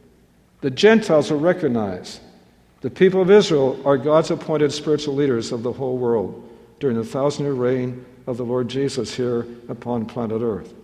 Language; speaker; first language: English; native; English